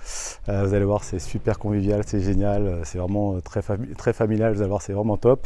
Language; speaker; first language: French; early bilingual, other home language; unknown